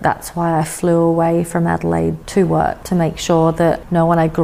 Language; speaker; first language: English; native; English